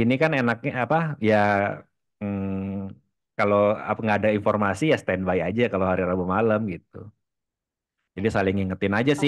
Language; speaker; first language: Indonesian; native; Indonesian